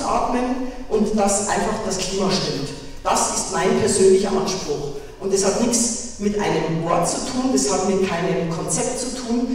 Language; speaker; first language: German; native; German